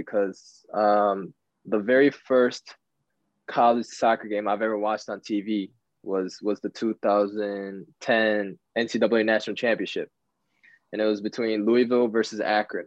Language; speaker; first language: English; early bilingual, other home language; Japanese